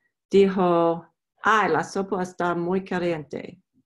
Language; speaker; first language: Spanish; non-native, learner; English